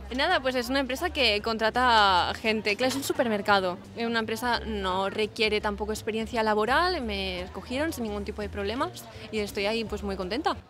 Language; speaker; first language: Spanish; native; Spanish